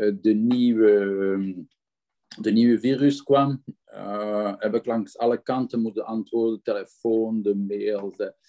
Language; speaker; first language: Dutch; non-native, local second language; French